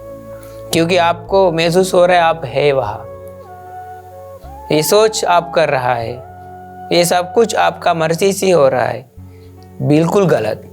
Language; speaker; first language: Hindi; non-native, local second language; Sinhala